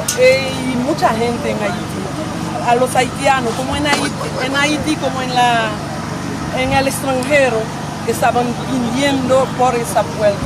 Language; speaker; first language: Spanish; non-native, local second language; Haitian Creole